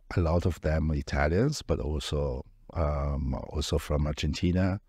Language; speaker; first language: English; non-native, fluent; Italian